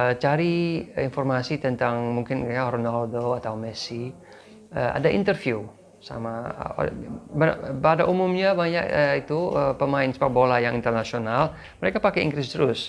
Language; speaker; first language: Indonesian; non-native, fluent; English